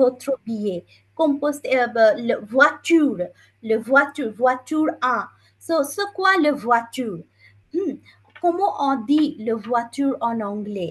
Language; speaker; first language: French; non-native, fluent; Bangla